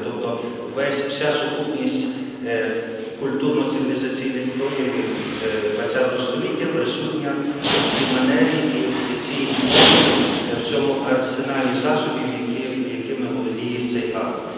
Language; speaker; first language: Ukrainian; native; Ukrainian